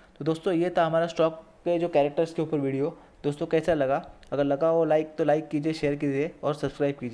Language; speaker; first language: Hindi; native; Hindi